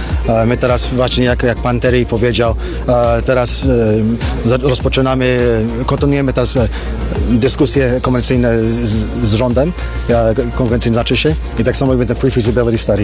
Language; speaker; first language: Polish; early bilingual, heritage; Polish